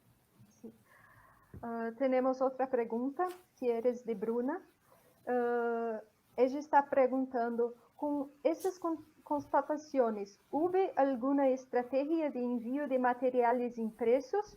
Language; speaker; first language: Spanish; non-native, fluent; Portuguese